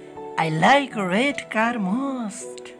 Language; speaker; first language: English; non-native, learner; Nepali